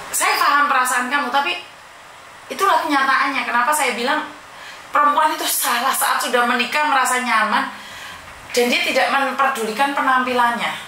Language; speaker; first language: Indonesian; non-native, local second language; Javanese